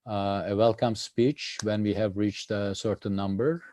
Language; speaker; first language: English; non-native, fluent; Turkish